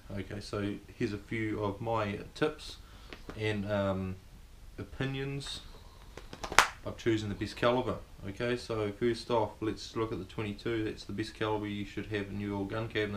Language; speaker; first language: English; native; English